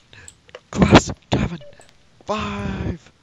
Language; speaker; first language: English; native; English